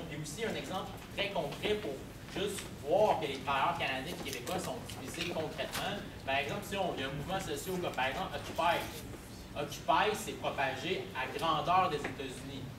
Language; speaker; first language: French; native; French